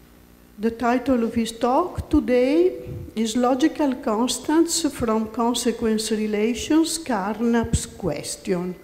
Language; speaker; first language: English; non-native, fluent; Italian